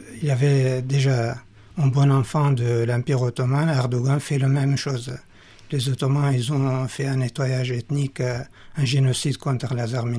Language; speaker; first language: French; non-native, fluent; Kurdish